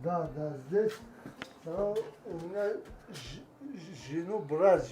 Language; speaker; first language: Russian; non-native, local second language; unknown